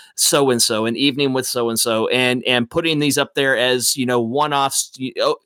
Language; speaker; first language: English; native; English